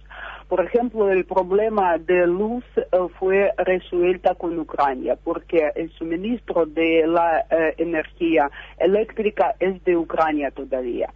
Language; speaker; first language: Spanish; non-native, fluent; Russian